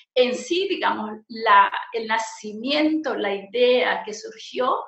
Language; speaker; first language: Spanish; native; Spanish